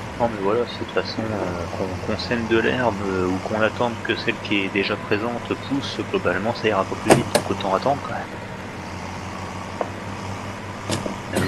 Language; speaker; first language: French; native; French